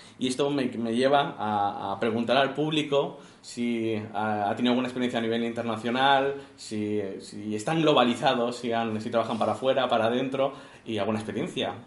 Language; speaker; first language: Spanish; native; Spanish